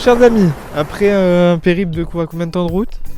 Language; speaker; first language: French; native; French